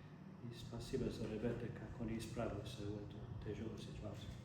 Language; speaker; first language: Russian; non-native, learner; Serbian